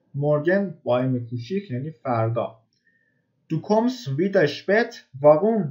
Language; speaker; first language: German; non-native, fluent; Persian